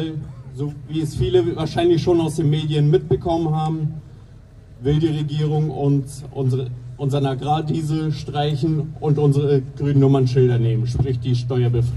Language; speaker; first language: German; native; German